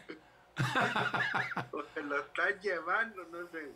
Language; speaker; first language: Spanish; native; Spanish